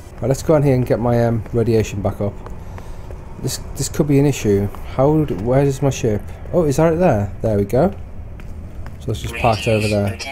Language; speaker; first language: English; native; English